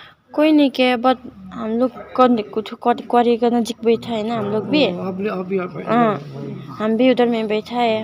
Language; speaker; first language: Hindi; non-native, local second language; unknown